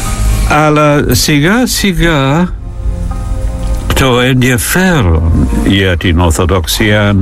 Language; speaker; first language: Greek; non-native, fluent; English